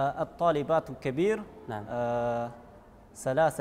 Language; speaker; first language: Arabic; non-native, learner; Chinese